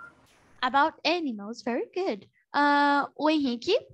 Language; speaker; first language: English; non-native, learner; Portuguese